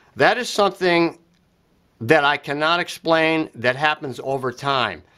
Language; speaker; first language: English; native; English